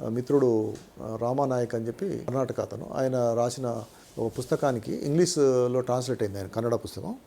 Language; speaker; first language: Telugu; non-native, local second language; Lambadi